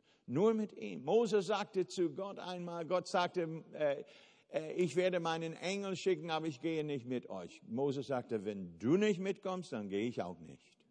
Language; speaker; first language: German; non-native, fluent; English